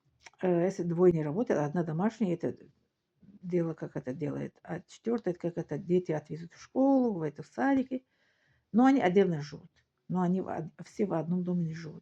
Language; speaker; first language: Russian; non-native, local second language; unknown